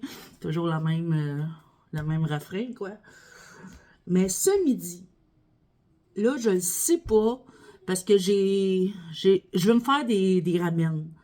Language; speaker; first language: French; native; French